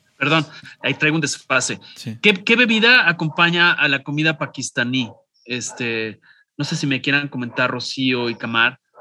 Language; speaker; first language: Spanish; native; Spanish